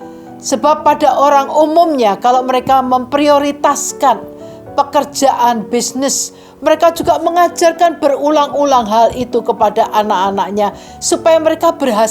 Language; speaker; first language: Indonesian; native; Indonesian